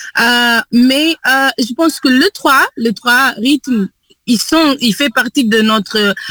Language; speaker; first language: French; non-native, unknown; Kabuverdianu